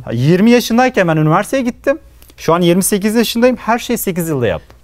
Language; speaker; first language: Turkish; native; Turkish